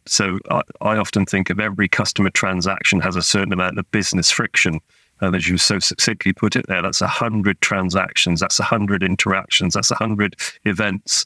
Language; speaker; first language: English; native; English